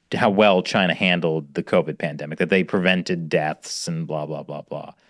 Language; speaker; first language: English; native; English